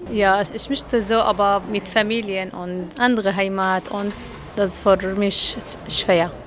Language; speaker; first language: German; non-native, learner; Arabic